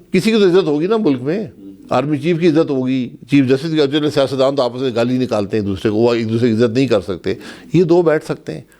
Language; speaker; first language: Urdu; non-native, local second language; Pahari-Potwari